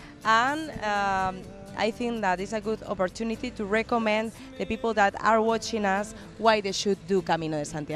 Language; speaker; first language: English; non-native, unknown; Spanish